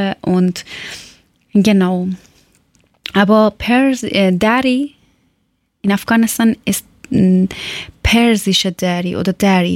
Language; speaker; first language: German; non-native, learner; Persian